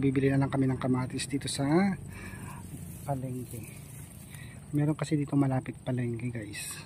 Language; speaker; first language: Filipino; native; Filipino